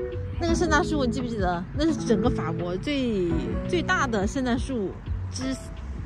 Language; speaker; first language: Chinese; native; Chinese